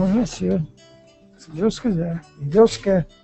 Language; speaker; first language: Portuguese; native; Portuguese